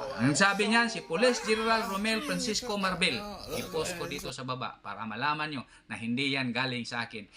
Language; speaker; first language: Filipino; non-native, local second language; Cebuano